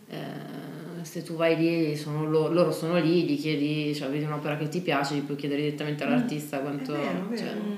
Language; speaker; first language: Italian; native; Italian